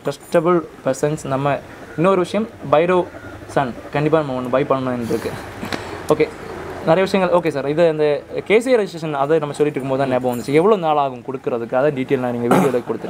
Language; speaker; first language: Tamil; native; Tamil